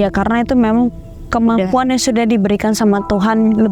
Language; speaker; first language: Indonesian; native; Indonesian